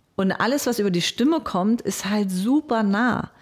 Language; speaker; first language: German; native; German